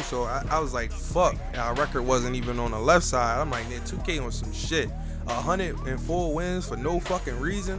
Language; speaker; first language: English; native; English